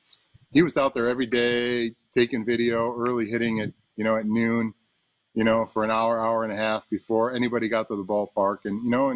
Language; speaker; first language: English; native; English